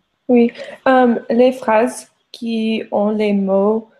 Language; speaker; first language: French; non-native, learner; English